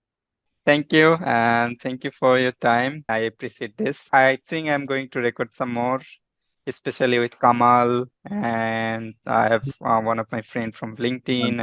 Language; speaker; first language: English; non-native, fluent; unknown